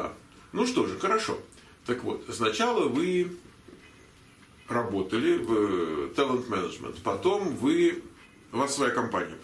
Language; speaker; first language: Russian; native; Russian